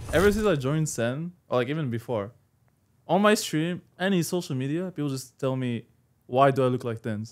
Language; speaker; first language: English; non-native, fluent; Arabic